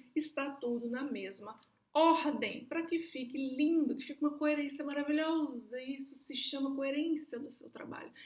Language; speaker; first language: Portuguese; native; Portuguese